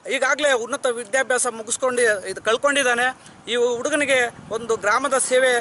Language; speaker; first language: Kannada; native; Kannada